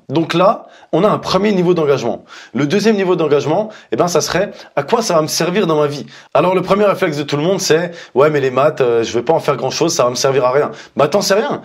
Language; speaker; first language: French; native; French